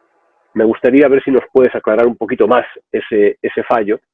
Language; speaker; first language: Spanish; native; Spanish